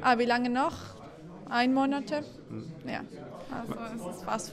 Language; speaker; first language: German; non-native, fluent; Spanish